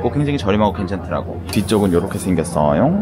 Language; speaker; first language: Korean; native; Korean